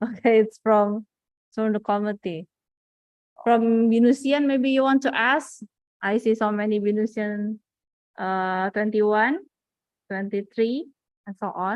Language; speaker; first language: English; non-native, fluent; Indonesian